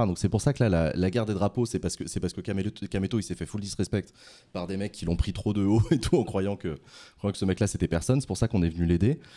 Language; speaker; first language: French; native; French